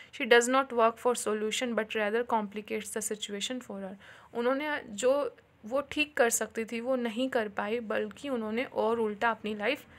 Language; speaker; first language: Hindi; native; Hindi